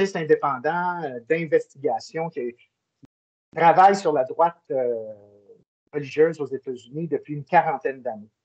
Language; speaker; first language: French; native; French